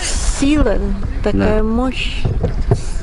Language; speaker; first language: Russian; native; Russian